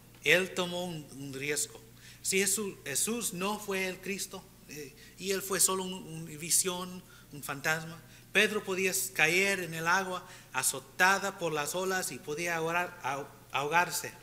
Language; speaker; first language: Spanish; early bilingual, heritage; Spanish